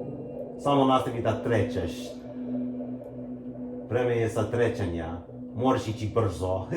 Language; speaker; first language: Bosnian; early bilingual, heritage; Bosnian